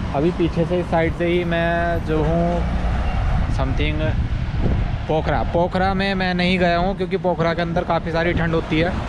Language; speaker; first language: Hindi; native; Hindi